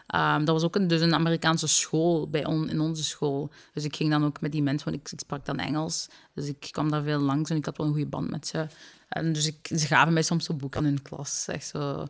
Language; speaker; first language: Dutch; early bilingual, other home language; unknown